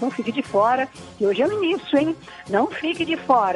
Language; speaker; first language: Portuguese; native; Portuguese